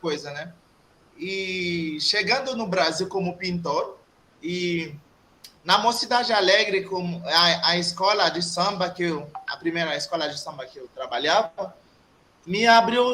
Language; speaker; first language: Portuguese; non-native, fluent; Haitian Creole